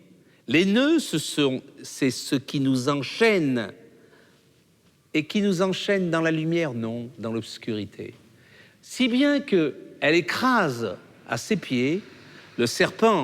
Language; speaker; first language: French; native; French